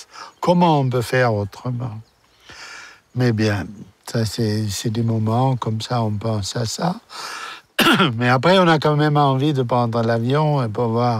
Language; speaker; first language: French; non-native, fluent; German